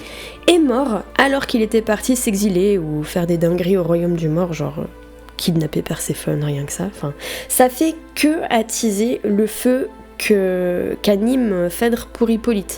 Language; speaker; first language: French; native; French